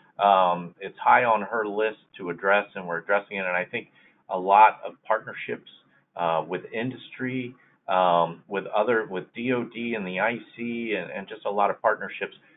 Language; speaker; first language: English; native; English